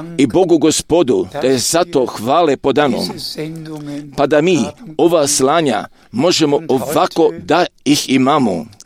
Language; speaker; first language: Croatian; non-native, local second language; Romany